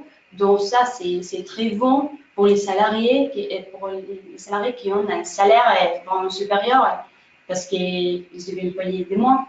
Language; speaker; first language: French; non-native, fluent; Spanish